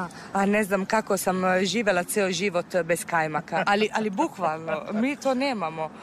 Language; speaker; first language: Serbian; non-native, fluent; Italian